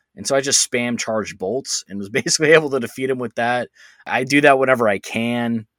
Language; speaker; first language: English; native; English